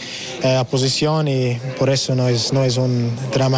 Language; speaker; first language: Spanish; non-native, learner; English